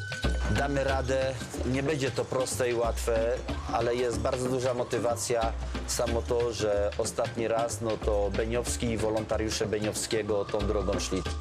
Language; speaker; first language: Polish; native; Polish